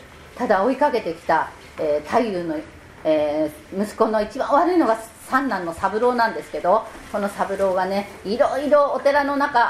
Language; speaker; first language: Japanese; native; Japanese